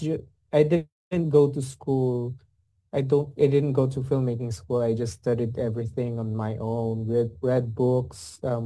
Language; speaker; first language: English; non-native, local second language; Filipino